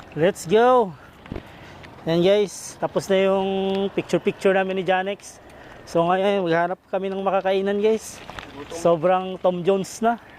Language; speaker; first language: Filipino; native; Filipino